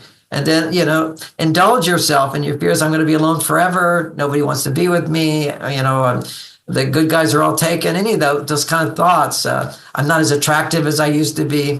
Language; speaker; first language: English; native; English